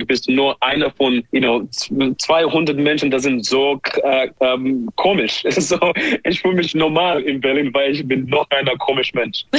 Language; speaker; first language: German; non-native, learner; English